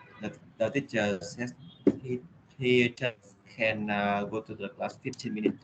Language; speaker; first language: English; non-native, learner; Vietnamese